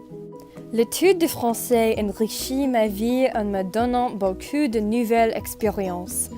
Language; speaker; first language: French; non-native, fluent; English